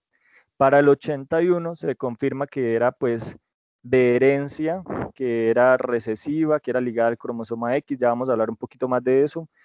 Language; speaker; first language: Spanish; native; Spanish